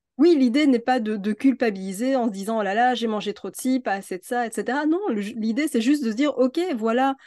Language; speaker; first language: French; native; French